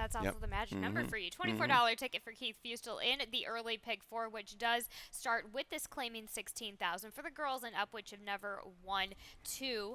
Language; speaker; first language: English; native; English